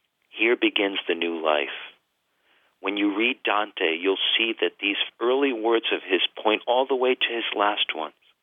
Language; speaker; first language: English; native; English